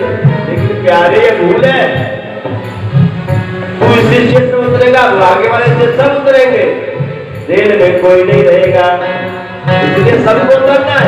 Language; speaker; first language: Hindi; native; Hindi